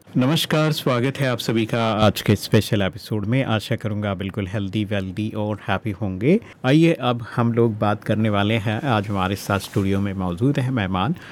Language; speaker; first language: Hindi; native; Hindi